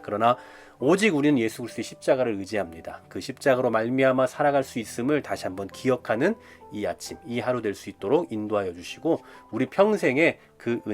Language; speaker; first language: Korean; native; Korean